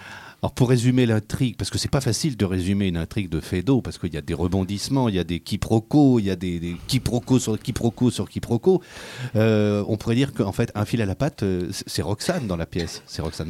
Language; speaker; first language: French; native; French